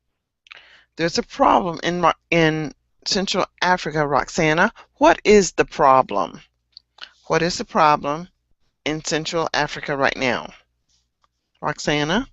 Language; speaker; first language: English; non-native, fluent; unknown